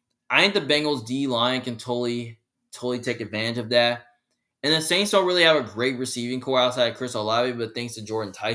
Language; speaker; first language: English; native; English